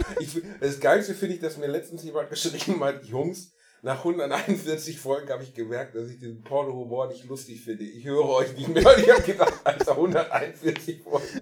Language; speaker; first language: German; native; German